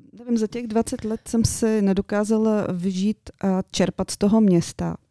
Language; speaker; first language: Czech; non-native, fluent; Bulgarian